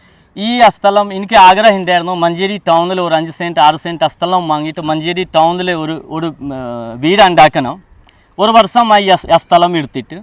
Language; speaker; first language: Malayalam; non-native, fluent; Hindi